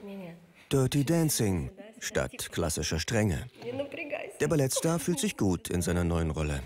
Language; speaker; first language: German; native; German